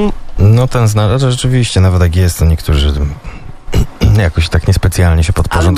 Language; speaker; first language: Polish; native; Polish